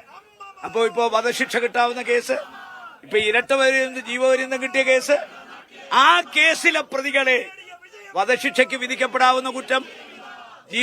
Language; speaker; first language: Malayalam; native; Malayalam